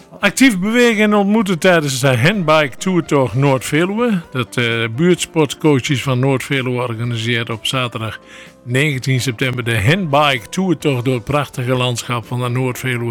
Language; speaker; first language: Dutch; native; Dutch